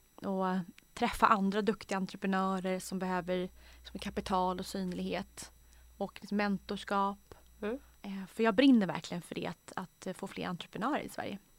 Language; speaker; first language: Swedish; native; Swedish